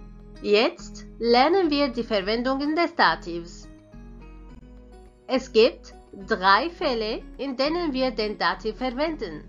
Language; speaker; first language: German; non-native, fluent; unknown